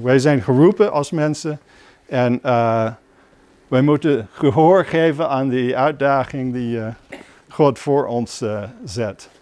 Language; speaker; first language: Dutch; non-native, fluent; English